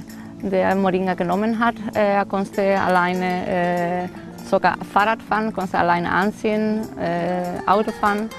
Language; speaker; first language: German; non-native, fluent; Spanish